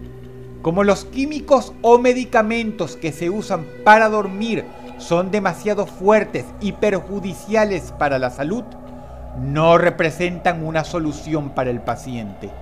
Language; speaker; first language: Spanish; native; Spanish